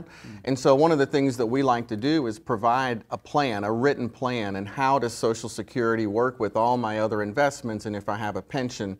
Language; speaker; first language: English; native; English